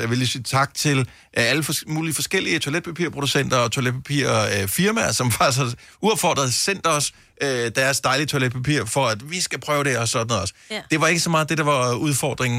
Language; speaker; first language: Danish; native; Danish